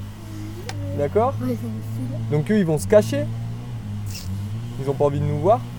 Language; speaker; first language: French; native; French